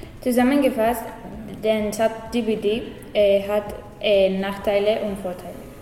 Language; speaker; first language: German; non-native, learner; Spanish